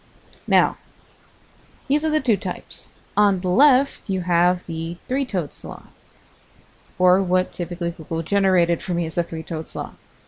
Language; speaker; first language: English; native; English